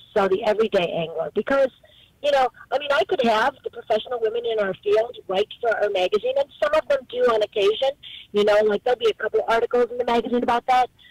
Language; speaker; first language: English; native; English